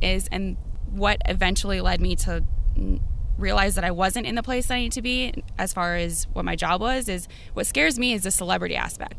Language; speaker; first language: English; native; English